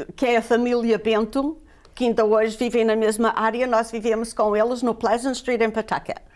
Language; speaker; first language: Portuguese; native; Portuguese